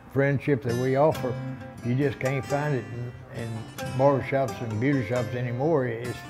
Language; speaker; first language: English; native; English